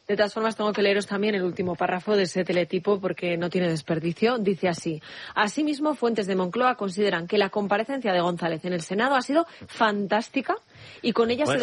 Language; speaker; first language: Spanish; native; Spanish